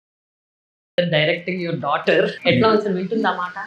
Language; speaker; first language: Telugu; native; Telugu